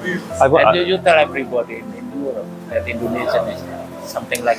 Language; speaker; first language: English; non-native, learner; Indonesian